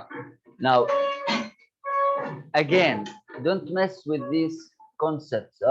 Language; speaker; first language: English; non-native, local second language; Arabic